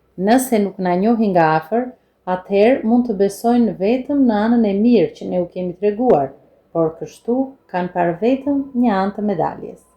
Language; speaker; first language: Albanian; non-native, fluent; English